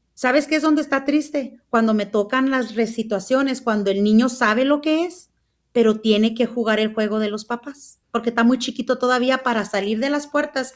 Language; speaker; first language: Spanish; early bilingual, heritage; Spanish